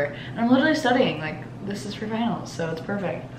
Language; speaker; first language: English; native; English